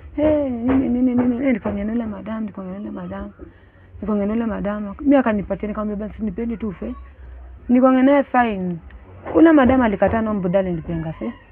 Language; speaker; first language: Swahili; native; Swahili